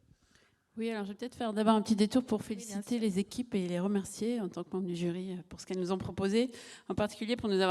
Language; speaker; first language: French; native; French